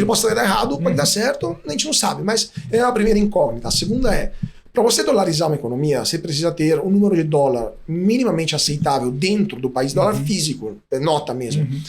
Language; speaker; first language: Portuguese; non-native, fluent; Italian